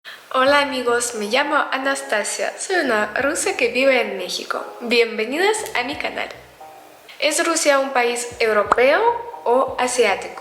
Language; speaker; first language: Spanish; non-native, fluent; Russian